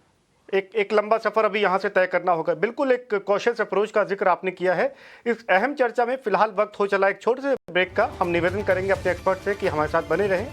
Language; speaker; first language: Hindi; native; Hindi